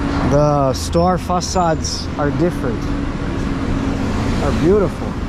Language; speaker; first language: English; non-native, fluent; Portuguese